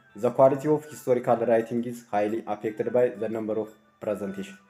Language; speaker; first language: English; non-native, local second language; Amharic